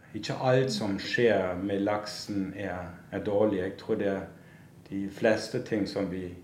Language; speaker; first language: Norwegian; non-native, fluent; German